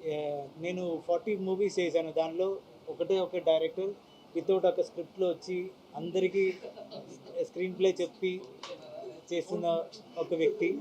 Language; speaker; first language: Telugu; non-native, fluent; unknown